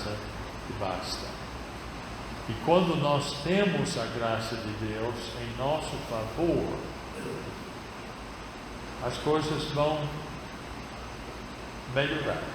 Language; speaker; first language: Portuguese; non-native, fluent; English